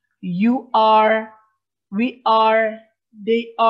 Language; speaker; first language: English; non-native, fluent; Indonesian